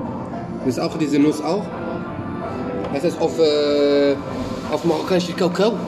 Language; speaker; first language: German; non-native, learner; Arabic